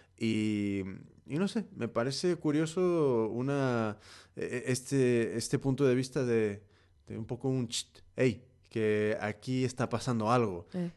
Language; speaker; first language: Spanish; native; Spanish